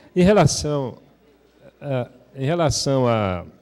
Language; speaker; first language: Portuguese; native; Portuguese